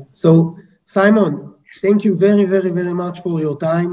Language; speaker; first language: English; non-native, fluent; Hebrew